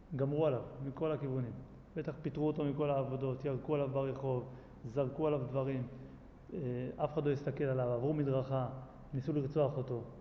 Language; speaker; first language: Hebrew; native; Hebrew